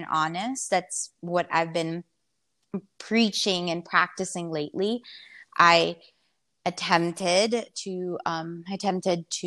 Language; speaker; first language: English; non-native, local second language; Filipino